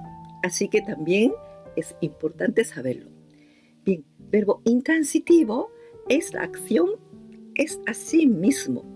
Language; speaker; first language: Spanish; non-native, fluent; Japanese